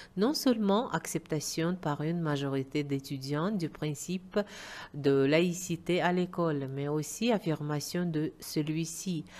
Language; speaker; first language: French; non-native, fluent; Uzbek